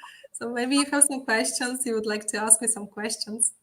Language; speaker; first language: English; non-native, fluent; Ukrainian